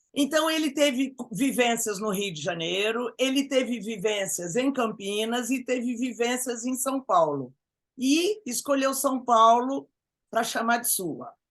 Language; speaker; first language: Portuguese; native; Portuguese